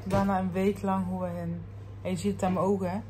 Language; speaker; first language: Dutch; native; Dutch